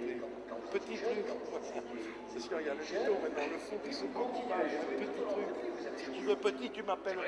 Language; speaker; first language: French; native; French